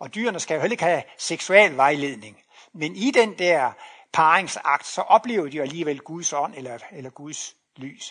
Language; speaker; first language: Danish; native; Danish